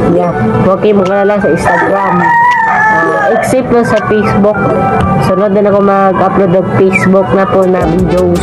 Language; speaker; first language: Filipino; non-native, local second language; Cebuano